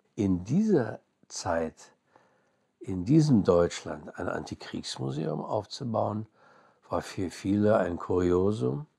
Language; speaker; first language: German; early bilingual, other home language; English